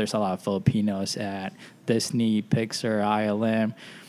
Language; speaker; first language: English; non-native, local second language; Filipino